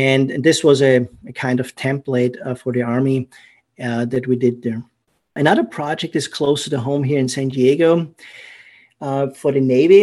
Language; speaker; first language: English; non-native, fluent; German